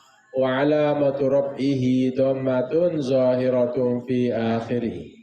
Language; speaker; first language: Arabic; non-native, fluent; Indonesian